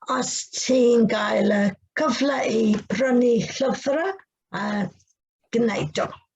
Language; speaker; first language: Welsh; non-native, learner; English